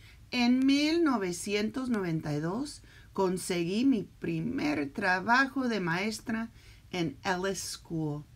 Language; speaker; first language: Spanish; early bilingual, heritage; Spanish